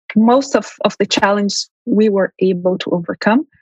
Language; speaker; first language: English; early bilingual, heritage; Armenian